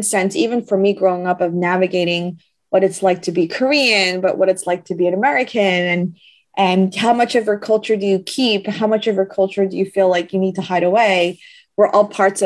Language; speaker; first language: English; native; English